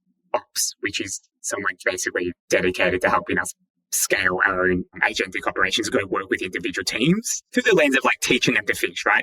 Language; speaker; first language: English; native; English